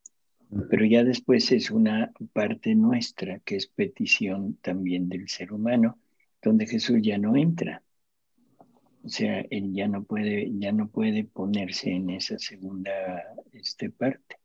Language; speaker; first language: Spanish; native; Spanish